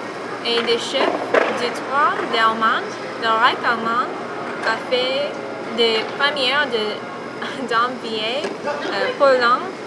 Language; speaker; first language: French; non-native, learner; English